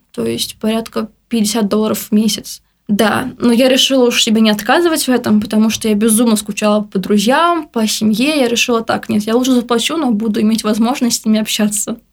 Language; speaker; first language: Russian; native; Russian